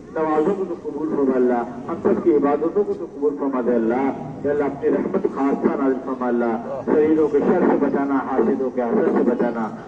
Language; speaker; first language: Urdu; native; Urdu